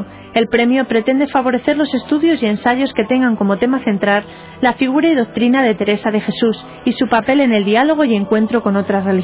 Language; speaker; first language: Spanish; native; Spanish